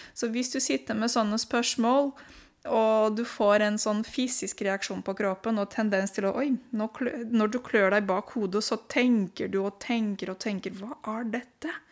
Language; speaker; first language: Norwegian; non-native, fluent; Romanian